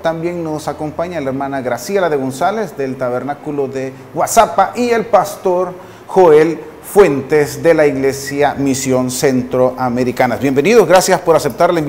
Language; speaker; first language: Spanish; native; Spanish